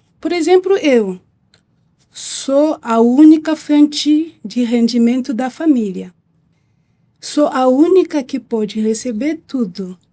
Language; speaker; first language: Portuguese; non-native, learner; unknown